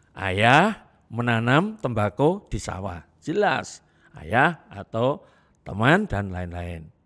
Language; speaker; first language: Indonesian; non-native, local second language; Javanese